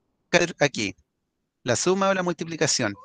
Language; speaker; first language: Spanish; native; Spanish